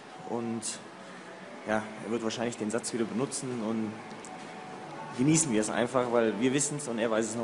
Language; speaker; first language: German; native; German